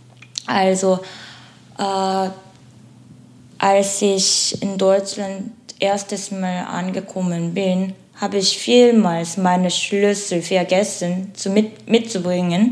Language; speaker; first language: German; non-native, learner; Korean